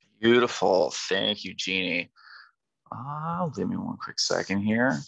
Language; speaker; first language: English; native; English